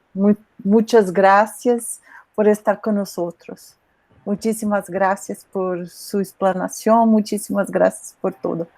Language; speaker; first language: Spanish; non-native, learner; Portuguese